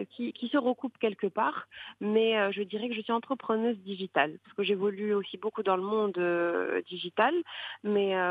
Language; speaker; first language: French; non-native, local second language; Arabic